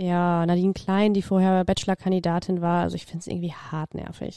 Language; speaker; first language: German; native; German